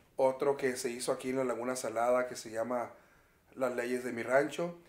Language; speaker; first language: Spanish; native; Spanish